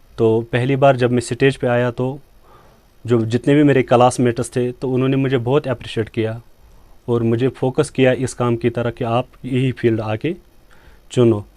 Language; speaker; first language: Hindi; non-native, local second language; Kashmiri